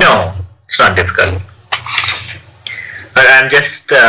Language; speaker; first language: English; non-native, learner; Telugu